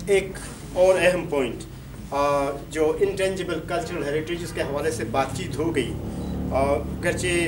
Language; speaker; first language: Urdu; non-native, local second language; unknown